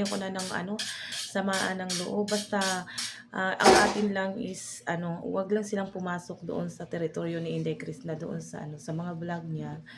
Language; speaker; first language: Filipino; non-native, local second language; Waray